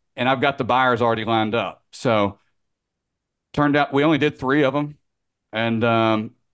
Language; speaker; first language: English; native; English